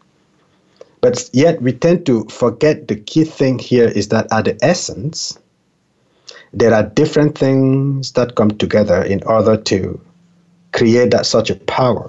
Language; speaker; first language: English; non-native, local second language; French